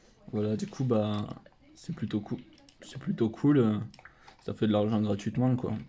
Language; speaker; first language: French; native; French